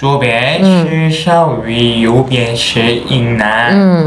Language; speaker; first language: Chinese; non-native, learner; Korean